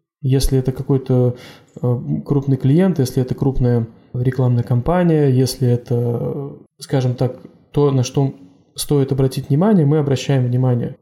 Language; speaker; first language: Russian; native; Russian